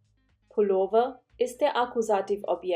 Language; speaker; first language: German; non-native, fluent; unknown